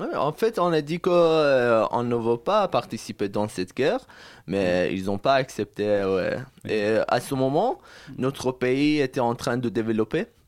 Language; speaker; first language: French; non-native, learner; Persian